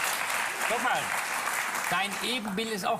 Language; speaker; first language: German; native; German